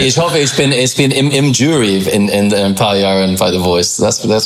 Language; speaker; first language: German; non-native, learner; English